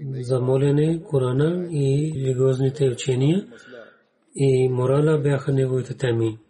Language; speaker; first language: Bulgarian; non-native, learner; Urdu